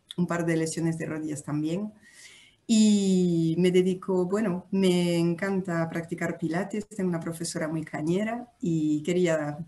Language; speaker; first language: Spanish; non-native, fluent; French